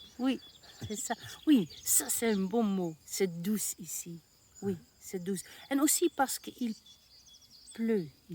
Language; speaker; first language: French; non-native, learner; Dutch